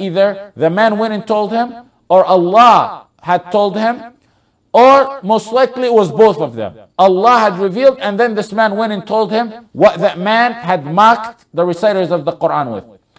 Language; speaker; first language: English; early bilingual, other home language; Arabic